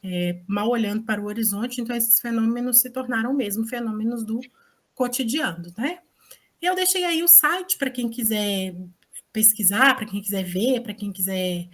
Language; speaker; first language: Portuguese; native; Portuguese